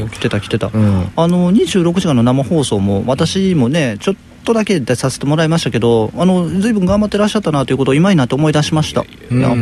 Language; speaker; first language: Japanese; native; Japanese